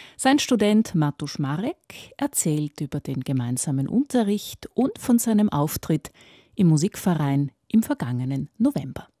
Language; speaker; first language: German; native; German